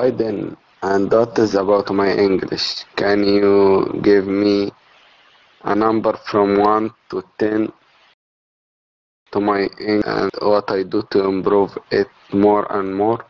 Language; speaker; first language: English; non-native, learner; Arabic